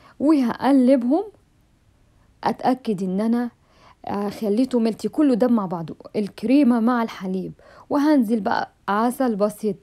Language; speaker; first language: Arabic; native; Arabic